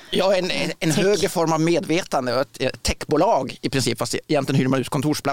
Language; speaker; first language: Swedish; native; Swedish